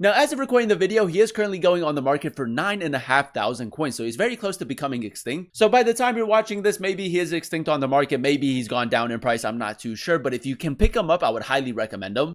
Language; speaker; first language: English; native; English